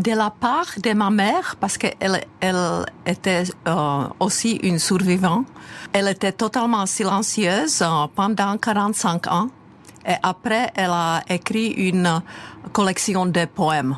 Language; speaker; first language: French; non-native, fluent; Czech